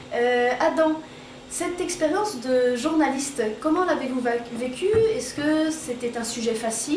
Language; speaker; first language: French; native; French